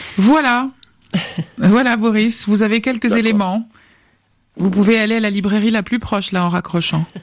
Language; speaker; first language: French; native; French